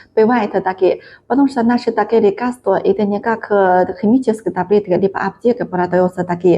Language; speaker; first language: Russian; non-native, learner; Chinese